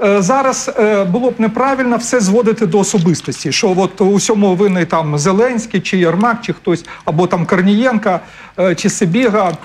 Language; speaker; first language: Ukrainian; non-native, local second language; Russian